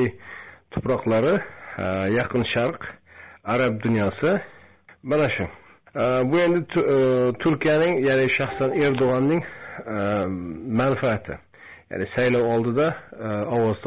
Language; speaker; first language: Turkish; non-native, learner; Uzbek